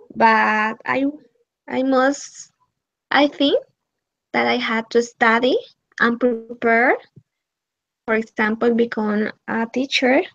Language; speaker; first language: English; non-native, learner; Spanish